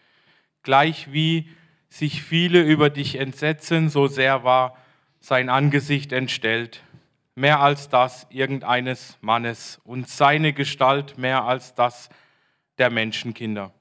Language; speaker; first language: German; native; German